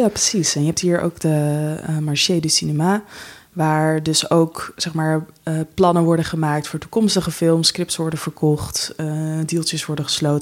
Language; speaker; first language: Dutch; native; Dutch